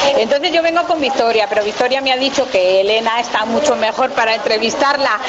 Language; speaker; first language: Spanish; native; Spanish